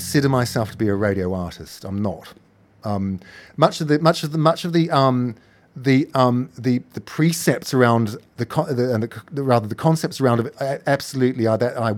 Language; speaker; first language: English; native; English